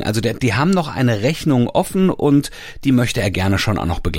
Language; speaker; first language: German; native; German